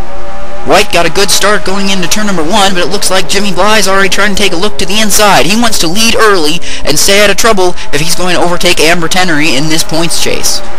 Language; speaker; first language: English; native; English